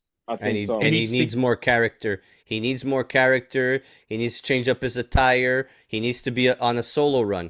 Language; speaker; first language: English; native; English